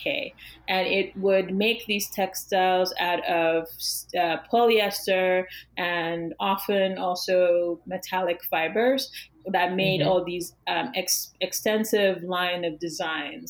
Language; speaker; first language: English; non-native, local second language; Yoruba